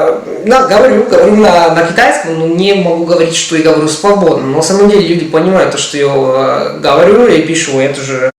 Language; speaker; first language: Russian; non-native, fluent; Italian